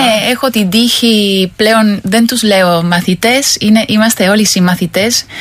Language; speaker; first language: Greek; non-native, fluent; Spanish